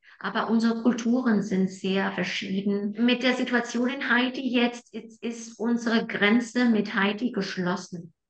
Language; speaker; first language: German; non-native, fluent; Spanish